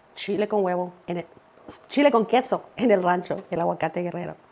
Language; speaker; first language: Spanish; early bilingual, heritage; Spanish